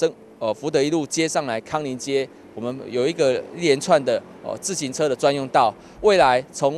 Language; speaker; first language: Chinese; native; Chinese